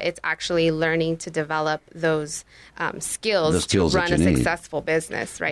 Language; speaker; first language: English; non-native, fluent; Spanish